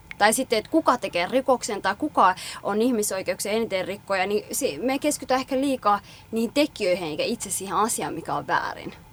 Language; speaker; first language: Finnish; early bilingual, other home language; Somali